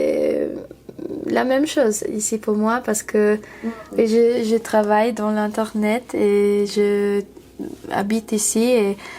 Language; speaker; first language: French; non-native, learner; English